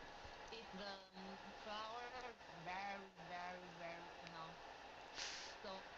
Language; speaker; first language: English; non-native, learner; Chinese